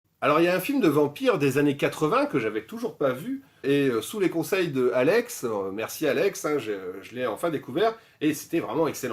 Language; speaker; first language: French; native; French